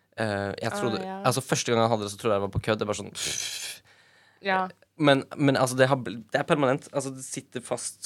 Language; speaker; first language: Norwegian; native; Norwegian